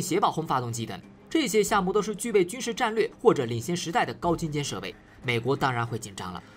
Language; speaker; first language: Chinese; native; Chinese